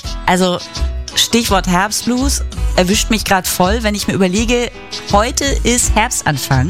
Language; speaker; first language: German; native; German